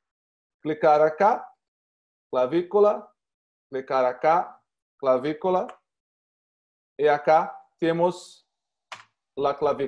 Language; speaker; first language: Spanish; non-native, learner; Portuguese